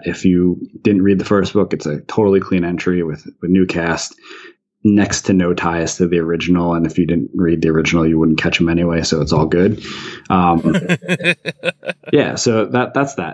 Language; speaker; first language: English; native; English